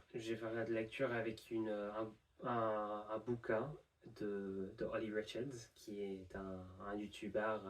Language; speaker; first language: French; non-native, fluent; English